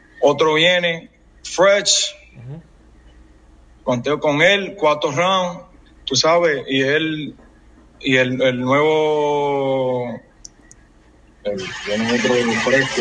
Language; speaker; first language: Spanish; early bilingual, heritage; English